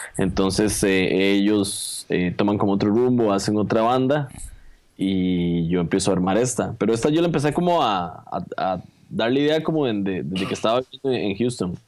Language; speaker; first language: Spanish; native; Spanish